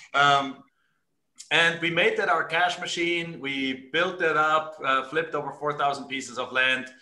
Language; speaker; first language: English; non-native, fluent; German